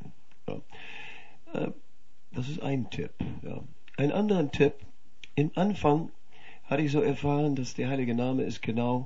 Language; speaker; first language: German; non-native, fluent; Dutch